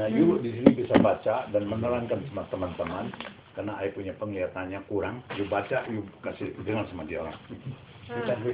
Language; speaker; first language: Indonesian; non-native, fluent; Sindhi